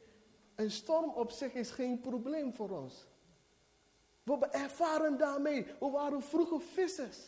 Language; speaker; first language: Dutch; non-native, fluent; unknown